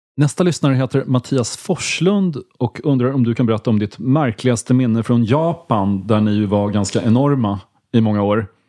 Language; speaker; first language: Swedish; native; Swedish